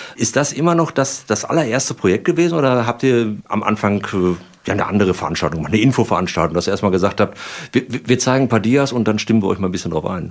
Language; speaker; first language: German; native; German